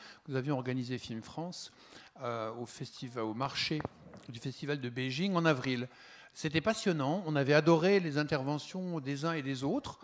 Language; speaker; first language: French; native; French